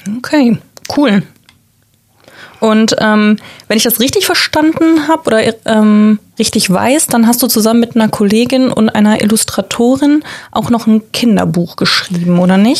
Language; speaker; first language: German; native; German